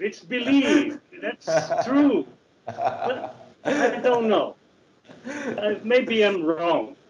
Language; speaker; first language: English; non-native, learner; Portuguese